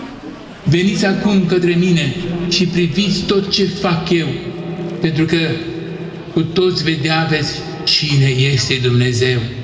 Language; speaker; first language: Romanian; native; Romanian